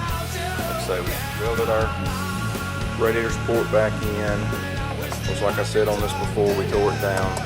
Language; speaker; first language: English; native; English